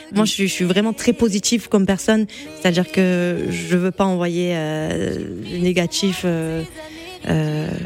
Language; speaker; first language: French; native; French